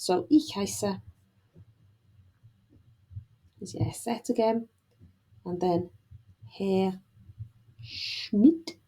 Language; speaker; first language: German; non-native, fluent; English